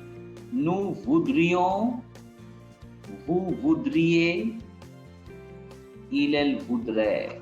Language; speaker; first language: French; non-native, fluent; Bangla